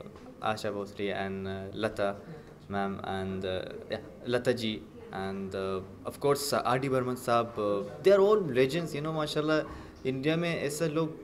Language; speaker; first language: Hindi; non-native, fluent; Arabic